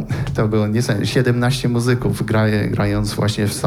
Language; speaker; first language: Polish; early bilingual, heritage; Polish